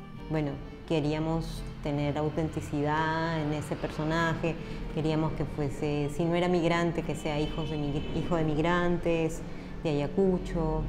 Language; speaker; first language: Spanish; native; Spanish